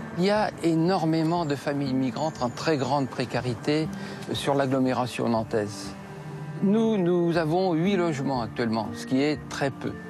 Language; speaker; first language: French; native; French